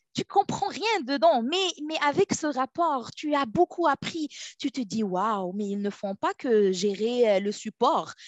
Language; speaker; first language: French; non-native, local second language; Arabic